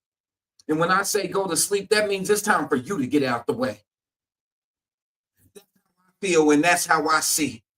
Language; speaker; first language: English; native; English